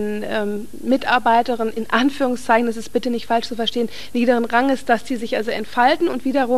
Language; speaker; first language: German; native; German